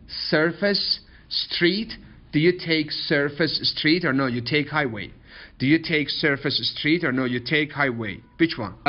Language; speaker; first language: English; non-native, fluent; Persian